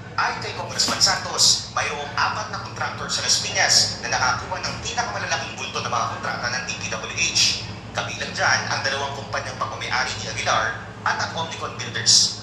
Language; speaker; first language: Filipino; native; Filipino